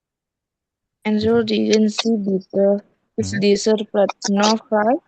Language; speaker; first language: German; non-native, learner; Indonesian